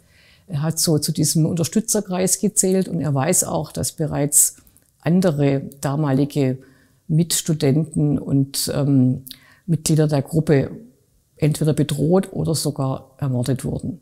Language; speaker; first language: German; native; German